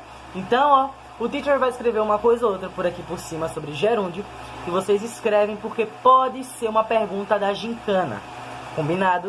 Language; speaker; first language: Portuguese; native; Portuguese